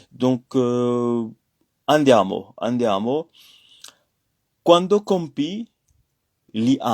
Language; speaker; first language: Italian; non-native, fluent; French